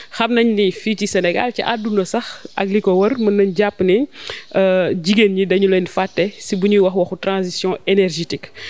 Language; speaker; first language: Wolof; native; Wolof